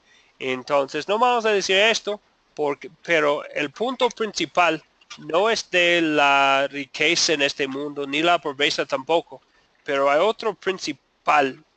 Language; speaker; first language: Spanish; non-native, fluent; English